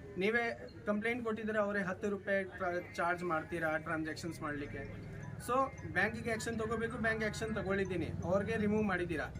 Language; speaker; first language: Kannada; non-native, fluent; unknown